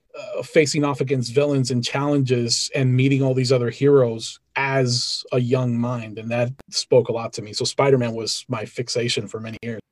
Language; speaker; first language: English; early bilingual, other home language; Spanish